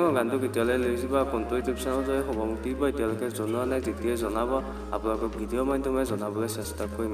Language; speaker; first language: Assamese; native; Assamese